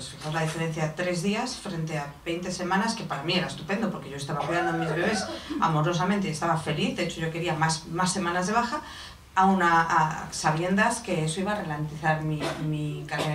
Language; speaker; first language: Spanish; native; Spanish